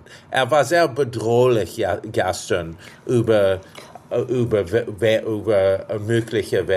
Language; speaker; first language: German; non-native, fluent; English